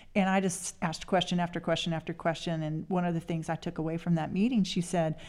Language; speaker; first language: English; native; English